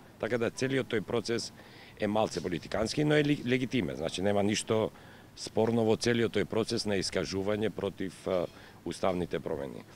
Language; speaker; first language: Macedonian; non-native, local second language; Albanian